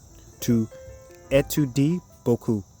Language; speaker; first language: French; non-native, learner; English